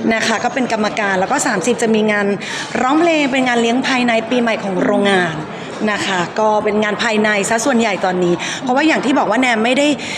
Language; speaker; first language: Thai; native; Thai